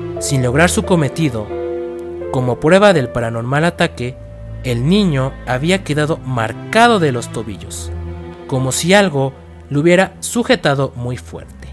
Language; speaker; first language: Spanish; native; Spanish